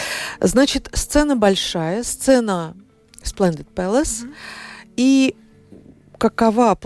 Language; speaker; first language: Russian; native; Russian